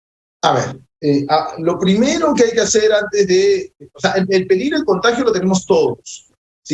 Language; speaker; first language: Spanish; native; Spanish